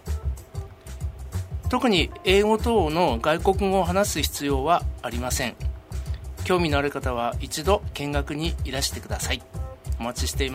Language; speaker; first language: Japanese; native; Japanese